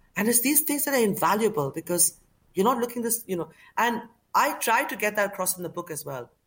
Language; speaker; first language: English; non-native, local second language; Urdu